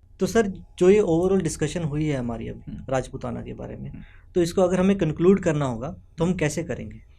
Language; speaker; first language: Hindi; native; Hindi